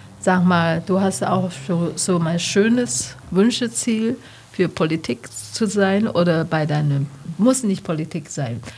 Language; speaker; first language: German; non-native, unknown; Chinese